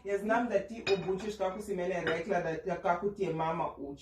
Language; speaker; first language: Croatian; non-native, fluent; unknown